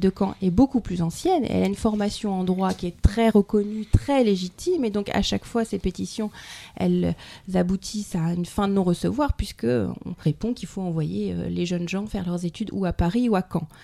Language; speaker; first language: French; native; French